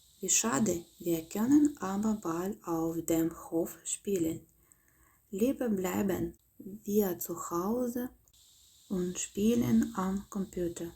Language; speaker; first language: German; non-native, fluent; Ukrainian